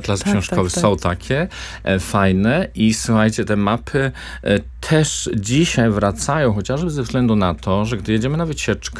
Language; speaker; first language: Polish; native; Polish